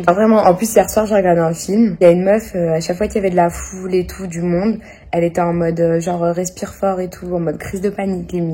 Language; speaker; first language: French; native; French